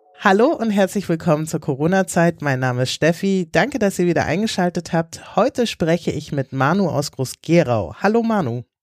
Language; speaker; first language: German; native; German